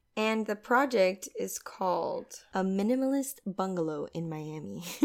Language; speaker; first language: English; non-native, fluent; Spanish